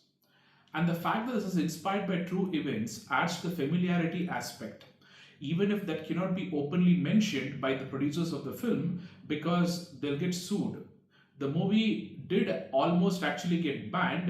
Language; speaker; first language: English; non-native, local second language; Tamil